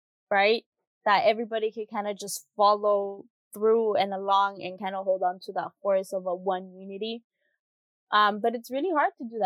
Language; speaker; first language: English; early bilingual, other home language; Spanish